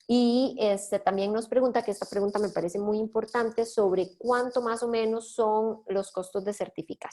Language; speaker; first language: Spanish; native; Spanish